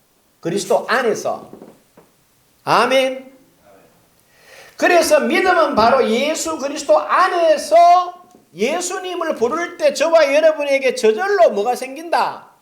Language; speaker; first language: Korean; native; Korean